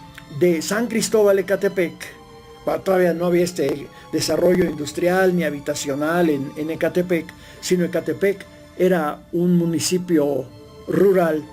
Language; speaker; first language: Spanish; native; Spanish